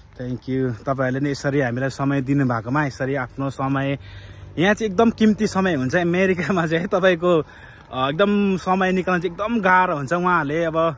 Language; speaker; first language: Nepali; native; Nepali